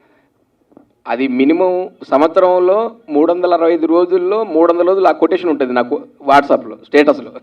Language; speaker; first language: Telugu; native; Telugu